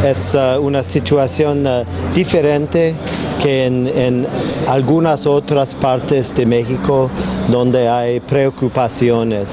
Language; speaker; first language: Spanish; non-native, fluent; English